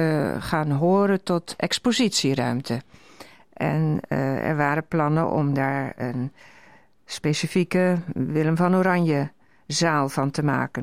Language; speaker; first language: Dutch; native; Dutch